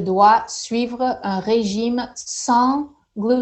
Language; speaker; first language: French; non-native, fluent; English